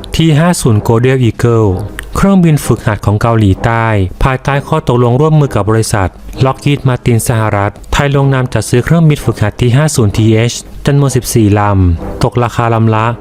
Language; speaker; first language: Thai; native; Thai